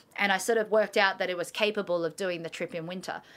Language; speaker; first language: English; native; English